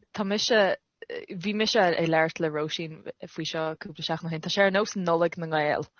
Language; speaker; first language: Irish; non-native, local second language; English